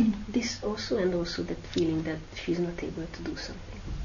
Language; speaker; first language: English; non-native, fluent; Hungarian